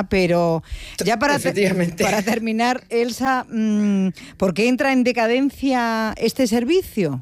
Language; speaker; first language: Spanish; native; Spanish